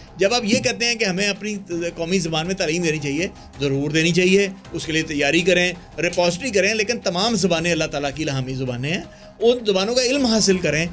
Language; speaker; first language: Urdu; non-native, local second language; Punjabi